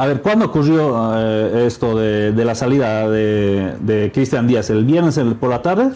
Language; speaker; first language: Spanish; native; Spanish